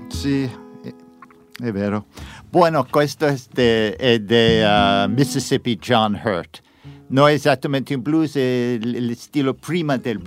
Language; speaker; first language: Italian; non-native, learner; English